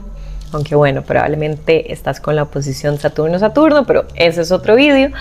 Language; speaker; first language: Spanish; native; Spanish